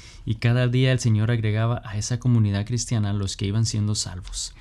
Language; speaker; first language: Spanish; native; Spanish